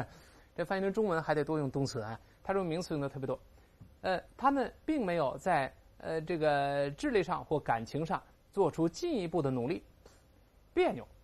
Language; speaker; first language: Chinese; native; Chinese